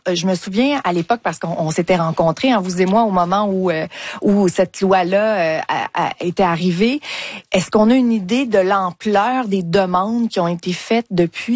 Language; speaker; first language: French; native; French